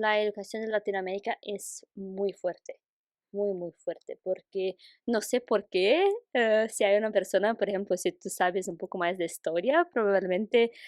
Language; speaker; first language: Spanish; non-native, fluent; Portuguese